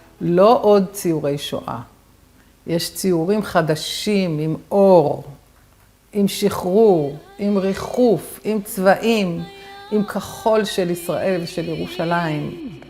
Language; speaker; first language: Hebrew; native; Hebrew